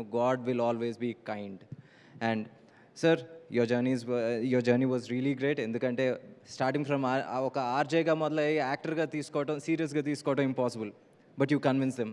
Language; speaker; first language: Telugu; native; Telugu